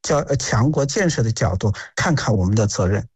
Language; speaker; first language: Chinese; native; Chinese